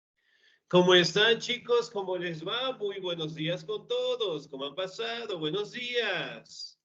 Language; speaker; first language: Spanish; native; Spanish